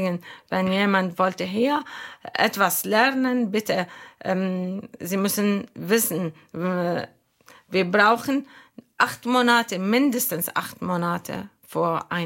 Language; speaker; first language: German; non-native, learner; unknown